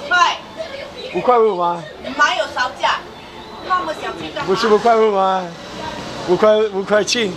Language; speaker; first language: Chinese; non-native, learner; English